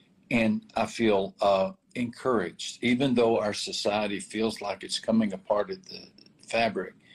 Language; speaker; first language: English; native; English